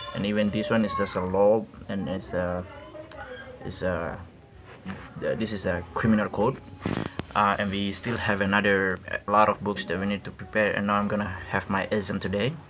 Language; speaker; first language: English; non-native, fluent; Tetum